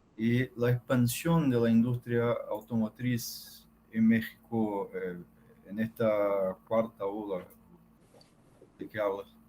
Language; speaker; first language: Spanish; non-native, fluent; Portuguese